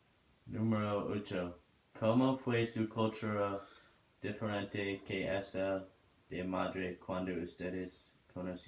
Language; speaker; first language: Spanish; non-native, learner; English